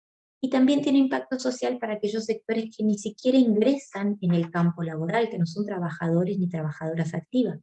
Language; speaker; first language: Spanish; native; Spanish